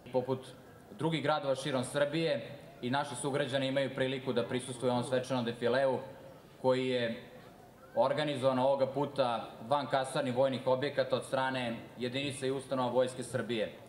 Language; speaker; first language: Serbian; native; Serbian